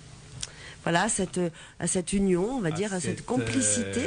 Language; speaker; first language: French; native; French